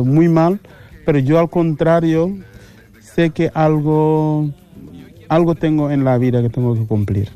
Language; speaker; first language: Spanish; non-native, fluent; Wolof